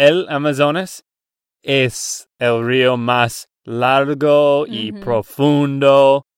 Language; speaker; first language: Spanish; non-native, learner; English